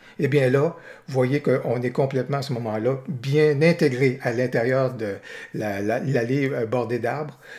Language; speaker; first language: French; native; French